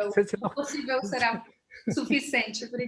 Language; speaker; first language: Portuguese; non-native, fluent; Spanish